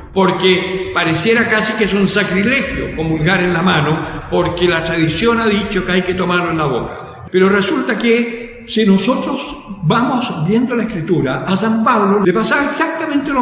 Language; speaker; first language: Spanish; native; Spanish